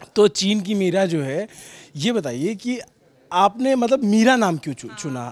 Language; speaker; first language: Hindi; native; Hindi